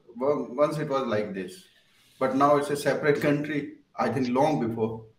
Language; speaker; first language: English; non-native, local second language; Punjabi